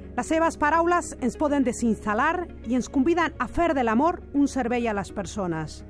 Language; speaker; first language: Catalan; non-native, fluent; Spanish